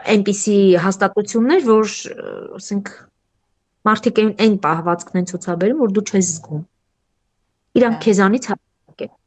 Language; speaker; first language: Armenian; native; Armenian